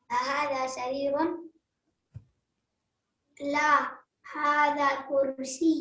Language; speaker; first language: Arabic; non-native, learner; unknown